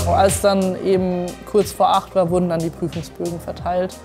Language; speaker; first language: German; native; German